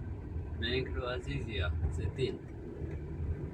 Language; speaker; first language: English; non-native, learner; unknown